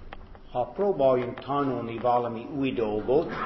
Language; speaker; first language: Hungarian; non-native, fluent; English